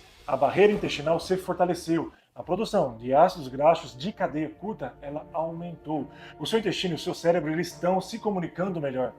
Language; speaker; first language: Portuguese; native; Portuguese